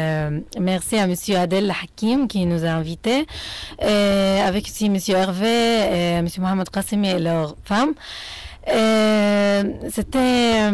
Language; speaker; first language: French; non-native, fluent; Arabic